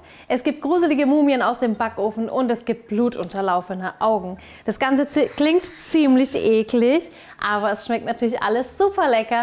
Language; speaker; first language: German; native; German